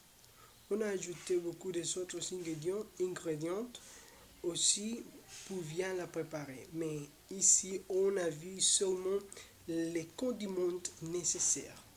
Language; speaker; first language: French; non-native, learner; Spanish